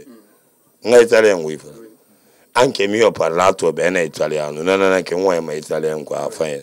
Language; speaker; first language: Italian; non-native, learner; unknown